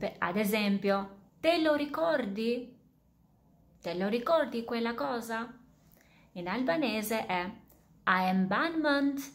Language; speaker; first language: Italian; non-native, fluent; Albanian